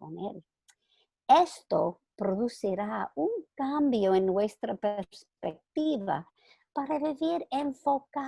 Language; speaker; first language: Spanish; non-native, fluent; English